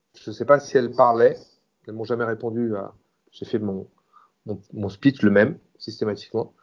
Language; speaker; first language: French; native; French